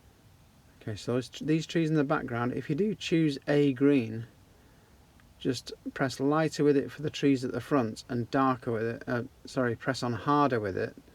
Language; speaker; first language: English; native; English